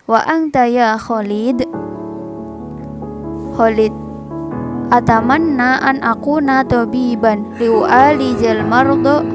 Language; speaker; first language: Arabic; non-native, learner; Indonesian